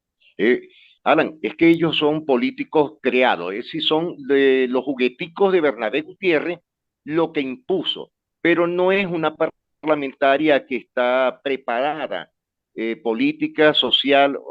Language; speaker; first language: Spanish; native; Spanish